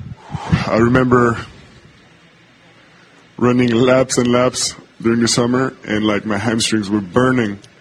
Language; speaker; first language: English; non-native, fluent; French